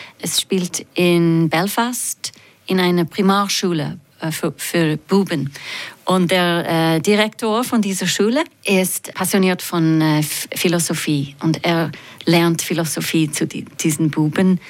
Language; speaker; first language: German; non-native, fluent; English